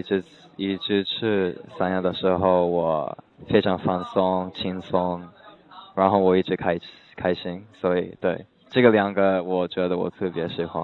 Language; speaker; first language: Chinese; non-native, learner; English